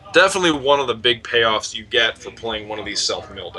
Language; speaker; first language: English; native; English